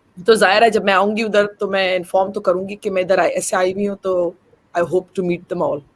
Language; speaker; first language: Hindi; early bilingual, heritage; Hindi